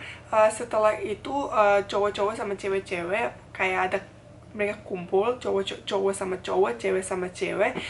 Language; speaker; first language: Indonesian; non-native, fluent; Bosnian